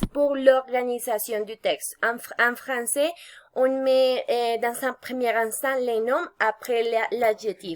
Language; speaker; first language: French; non-native, fluent; Spanish